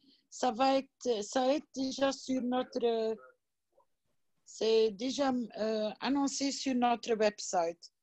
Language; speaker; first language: French; non-native, learner; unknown